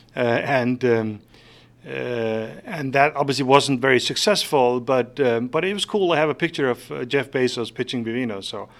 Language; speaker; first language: English; non-native, fluent; Faroese